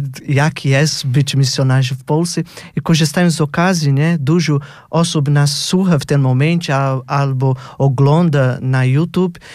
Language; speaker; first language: Polish; non-native, fluent; Portuguese